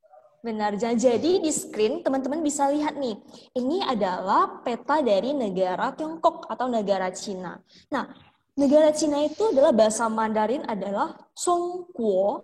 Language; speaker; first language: Indonesian; native; Indonesian